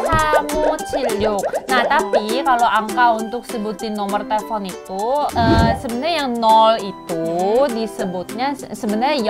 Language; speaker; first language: Indonesian; non-native, fluent; Korean